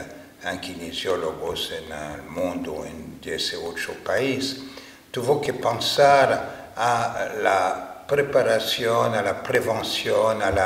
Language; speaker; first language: Spanish; non-native, fluent; French